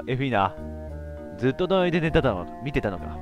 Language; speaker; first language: Japanese; native; Japanese